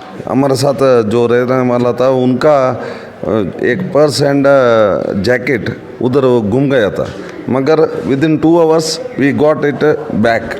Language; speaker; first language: Hindi; non-native, local second language; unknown